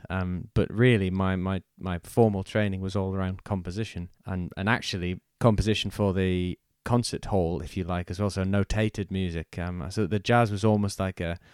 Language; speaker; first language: English; native; English